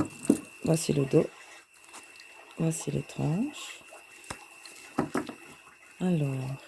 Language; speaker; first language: French; native; French